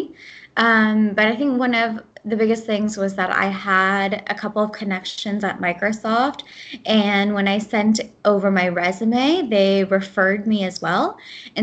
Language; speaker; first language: English; early bilingual, other home language; Gujarati